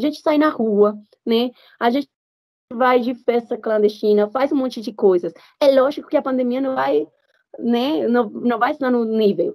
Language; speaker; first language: Portuguese; non-native, fluent; Spanish